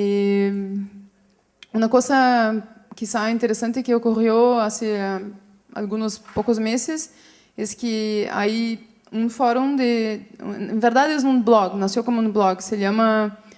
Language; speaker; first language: Spanish; non-native, fluent; Portuguese